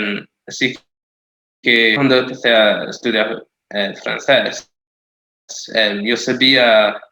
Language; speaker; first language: Spanish; non-native, fluent; English